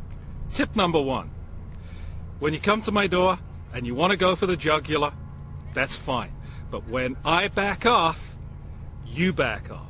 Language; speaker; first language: English; native; English